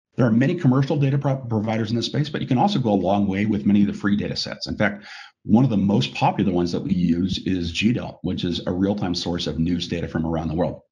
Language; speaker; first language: English; native; English